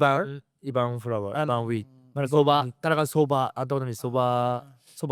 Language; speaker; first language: Filipino; non-native, learner; Japanese